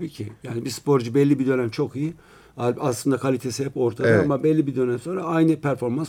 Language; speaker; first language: Turkish; native; Turkish